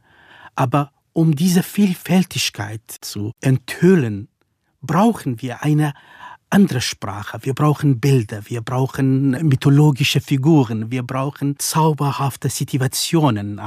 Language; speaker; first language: German; non-native, fluent; Kurdish